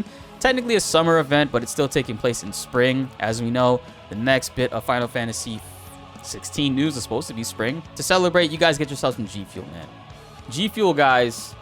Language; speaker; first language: English; native; English